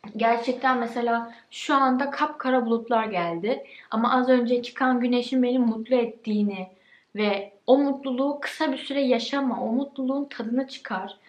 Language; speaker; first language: Turkish; early bilingual, heritage; Turkish